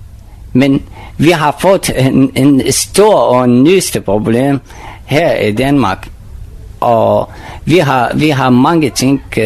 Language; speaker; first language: Danish; non-native, learner; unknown